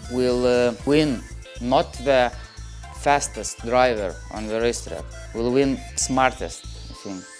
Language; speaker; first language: English; non-native, learner; Lithuanian